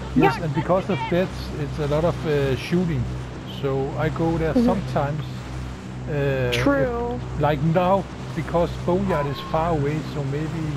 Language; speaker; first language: English; early bilingual, other home language; Turkish